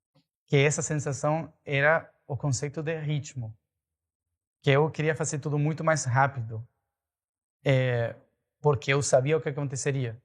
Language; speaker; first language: Portuguese; non-native, fluent; Spanish